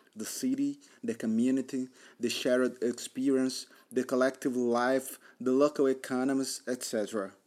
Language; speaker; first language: English; non-native, learner; Portuguese